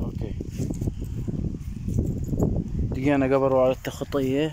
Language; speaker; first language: Danish; non-native, learner; Arabic